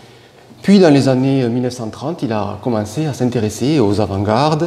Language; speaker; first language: French; native; French